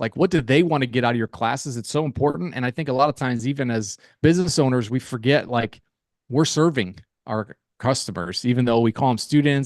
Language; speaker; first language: English; native; English